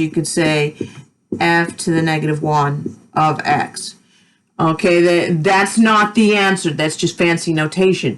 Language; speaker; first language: English; native; English